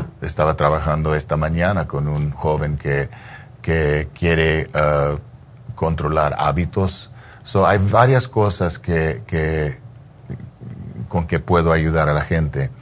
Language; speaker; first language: Spanish; early bilingual, heritage; English